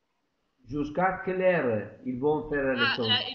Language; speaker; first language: French; non-native, learner; Italian